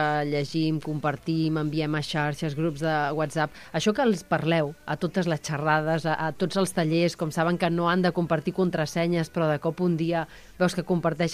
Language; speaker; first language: Catalan; native; Catalan